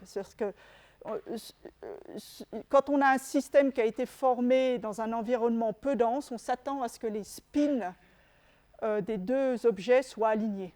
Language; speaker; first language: French; native; French